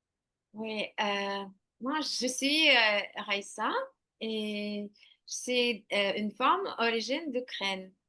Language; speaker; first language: French; non-native, learner; Ukrainian